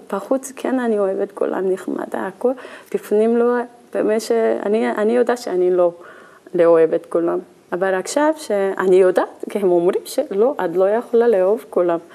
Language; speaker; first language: Hebrew; non-native, learner; Korean